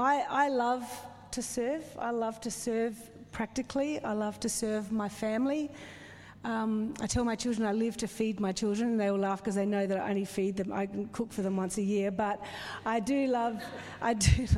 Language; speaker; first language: English; native; English